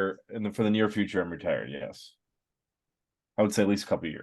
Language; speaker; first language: English; native; English